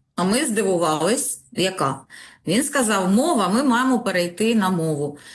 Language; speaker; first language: Ukrainian; non-native, local second language; Russian